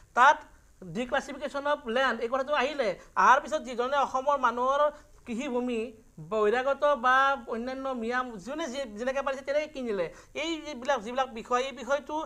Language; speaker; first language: Assamese; native; Assamese